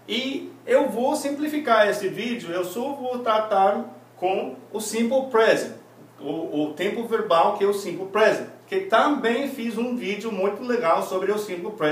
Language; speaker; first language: Portuguese; non-native, fluent; English